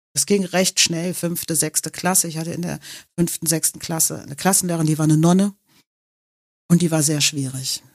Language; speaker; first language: German; non-native, local second language; English